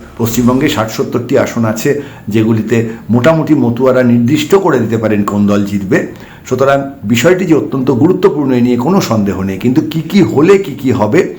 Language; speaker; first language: Bangla; native; Bangla